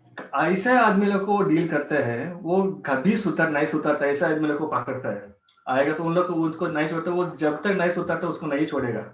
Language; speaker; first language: Hindi; non-native, local second language; Telugu